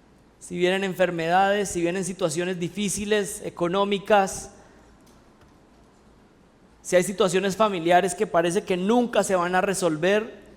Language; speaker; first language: Spanish; native; Spanish